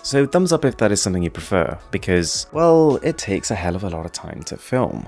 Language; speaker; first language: English; native; English